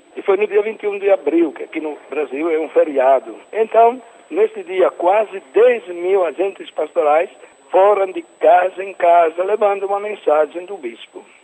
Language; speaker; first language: Portuguese; non-native, fluent; Italian